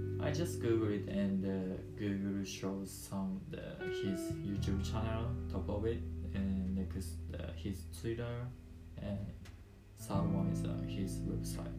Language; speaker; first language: English; non-native, learner; Japanese